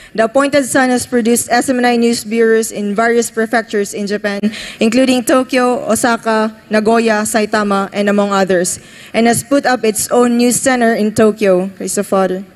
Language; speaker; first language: English; non-native, local second language; Filipino